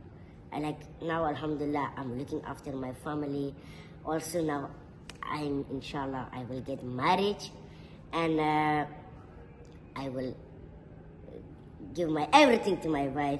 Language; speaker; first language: English; non-native, learner; Tajik